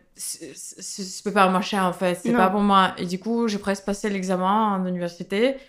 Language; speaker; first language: French; non-native, learner; Russian